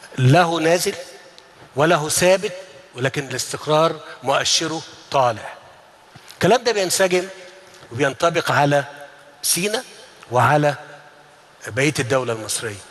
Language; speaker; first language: Arabic; native; Arabic